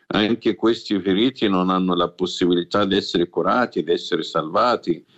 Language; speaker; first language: Italian; non-native, fluent; Arabic